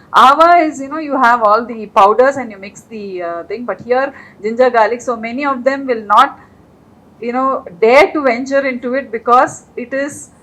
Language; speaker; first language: English; non-native, local second language; Telugu